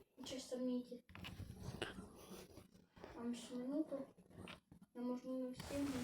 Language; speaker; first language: Czech; non-native, learner; Ukrainian